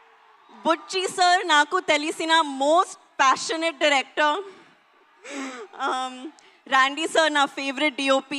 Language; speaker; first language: Telugu; non-native, learner; Hindi